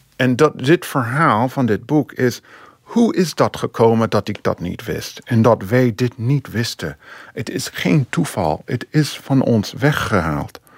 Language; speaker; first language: Dutch; non-native, fluent; English